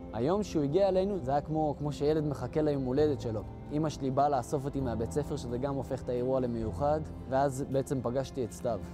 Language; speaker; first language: Hebrew; native; Hebrew